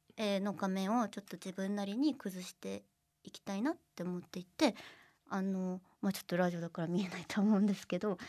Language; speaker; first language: Japanese; non-native, fluent; Korean